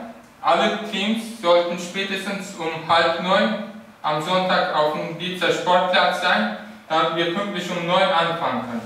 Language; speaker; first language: German; early bilingual, other home language; Turkish